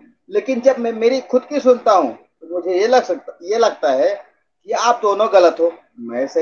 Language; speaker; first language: Hindi; native; Hindi